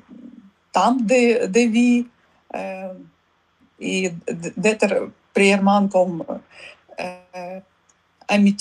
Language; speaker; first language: French; non-native, learner; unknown